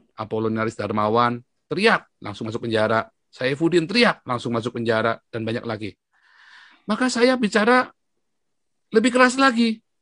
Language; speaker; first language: Indonesian; native; Indonesian